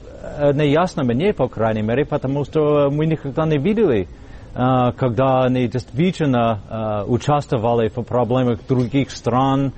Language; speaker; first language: Russian; non-native, fluent; English